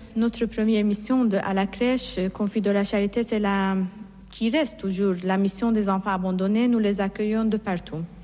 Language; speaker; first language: French; non-native, fluent; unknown